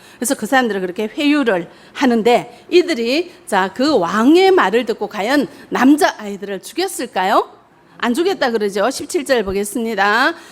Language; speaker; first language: Korean; native; Korean